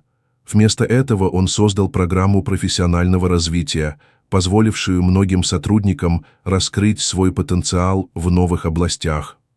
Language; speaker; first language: Russian; native; Russian